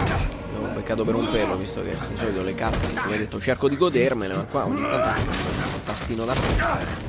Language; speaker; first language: Italian; native; Italian